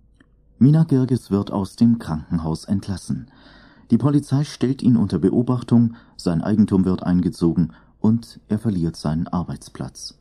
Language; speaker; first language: German; native; German